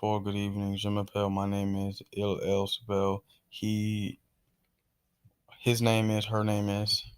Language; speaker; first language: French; non-native, learner; English